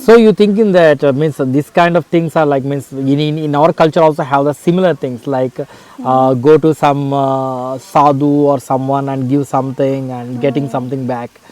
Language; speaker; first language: English; non-native, local second language; Telugu